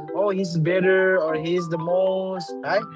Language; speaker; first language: English; non-native, learner; Indonesian